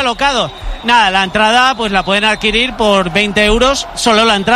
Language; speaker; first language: Spanish; native; Spanish